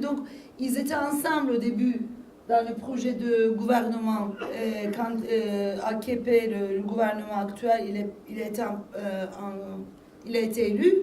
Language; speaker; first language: French; non-native, fluent; Turkish